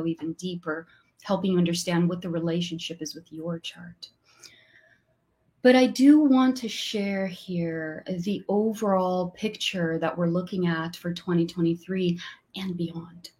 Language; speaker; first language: English; non-native, fluent; Portuguese